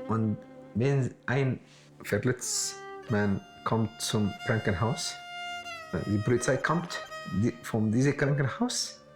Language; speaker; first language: German; non-native, learner; Arabic